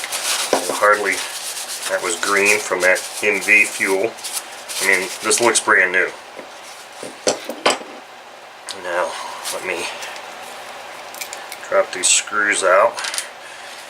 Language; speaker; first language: English; native; English